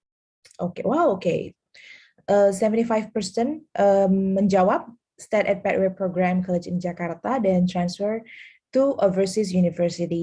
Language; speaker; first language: Indonesian; native; Indonesian